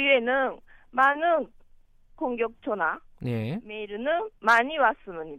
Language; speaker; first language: Korean; non-native, learner; Japanese